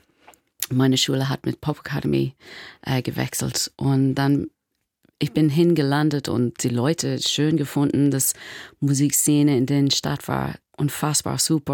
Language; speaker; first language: German; non-native, learner; English